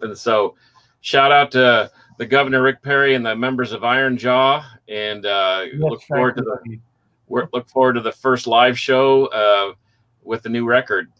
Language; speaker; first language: English; native; English